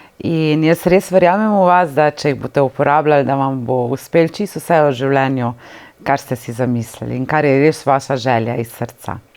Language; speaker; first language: Slovenian; native; Slovenian